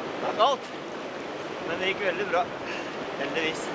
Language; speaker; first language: Norwegian; native; Norwegian